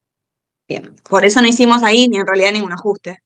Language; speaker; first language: Spanish; native; Spanish